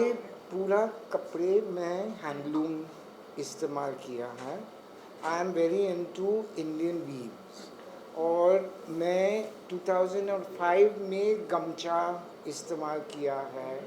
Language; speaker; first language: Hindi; non-native, local second language; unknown